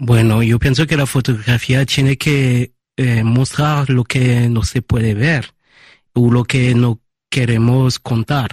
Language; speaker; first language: Spanish; early bilingual, heritage; Spanish